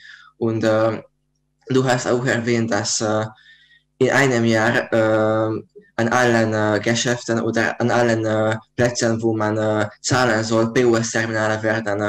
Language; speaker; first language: German; non-native, learner; Hungarian